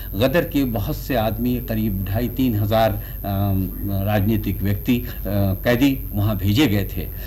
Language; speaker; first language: Hindi; native; Hindi